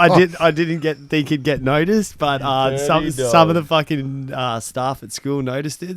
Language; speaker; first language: English; native; English